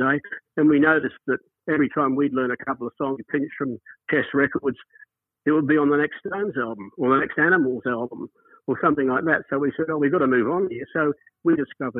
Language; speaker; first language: English; native; English